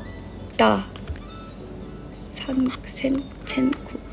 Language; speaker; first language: Korean; non-native, learner; Thai